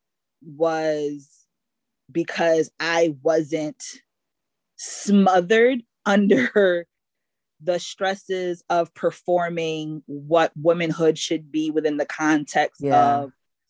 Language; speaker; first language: English; native; English